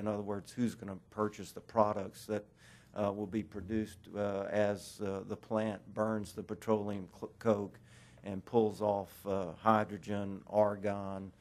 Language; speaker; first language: English; native; English